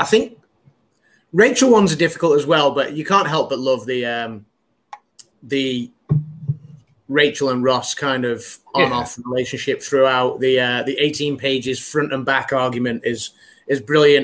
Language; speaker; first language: English; native; English